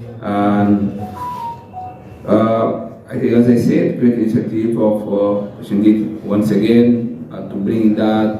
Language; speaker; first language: English; non-native, fluent; Spanish